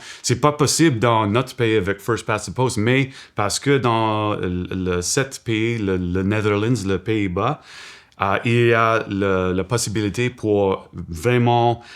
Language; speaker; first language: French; non-native, local second language; English